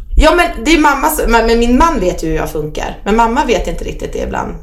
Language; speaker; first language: Swedish; native; Swedish